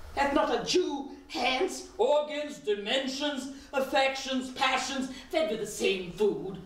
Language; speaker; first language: English; native; English